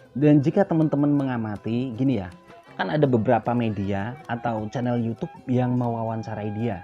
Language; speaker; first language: Indonesian; native; Indonesian